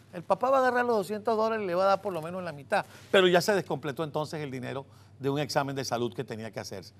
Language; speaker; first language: Spanish; native; Spanish